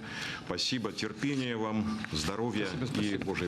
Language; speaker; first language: Russian; native; Russian